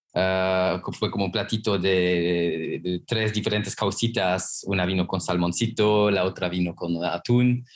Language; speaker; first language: Spanish; non-native, fluent; Luxembourgish